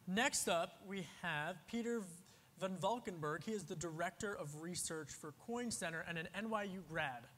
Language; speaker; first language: English; native; English